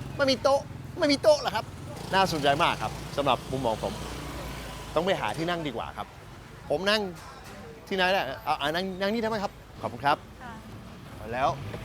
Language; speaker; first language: Thai; non-native, fluent; English